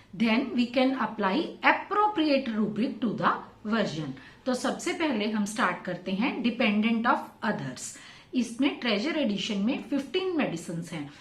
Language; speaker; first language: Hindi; non-native, local second language; Punjabi